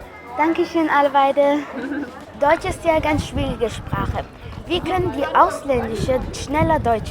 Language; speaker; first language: German; non-native, learner; Kurdish